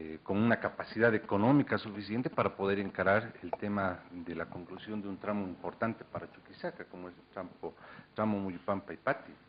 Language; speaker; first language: Spanish; native; Spanish